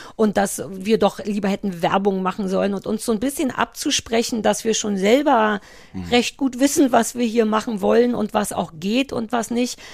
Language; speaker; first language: German; native; German